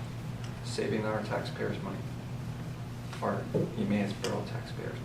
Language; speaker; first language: English; native; English